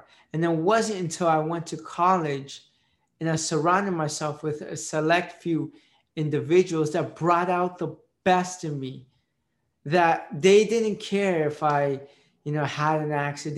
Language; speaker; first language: English; early bilingual, other home language; Marathi